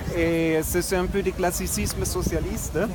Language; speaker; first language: French; non-native, fluent; German